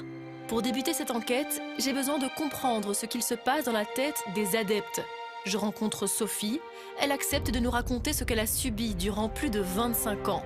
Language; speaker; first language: French; native; French